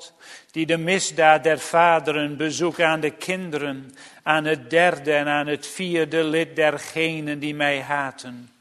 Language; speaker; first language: Dutch; native; Dutch